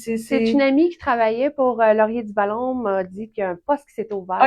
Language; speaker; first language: French; native; French